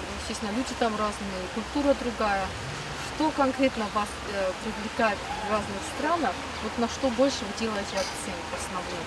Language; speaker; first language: Russian; non-native, local second language; Ossetic